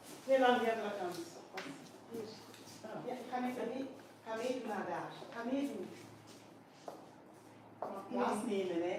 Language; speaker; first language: Dutch; non-native, fluent; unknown